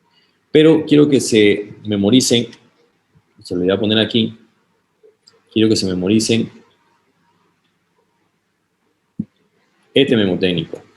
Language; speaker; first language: Spanish; native; Spanish